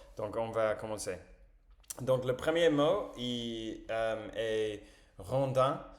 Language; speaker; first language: French; non-native, learner; English